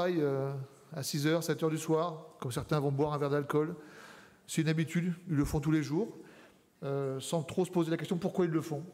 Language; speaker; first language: French; native; French